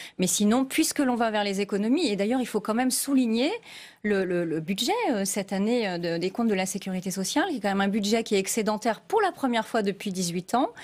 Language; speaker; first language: French; native; French